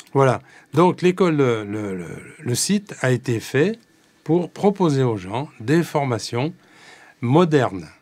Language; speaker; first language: French; native; French